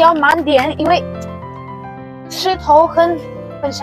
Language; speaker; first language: Chinese; non-native, learner; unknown